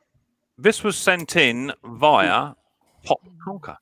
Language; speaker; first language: English; native; English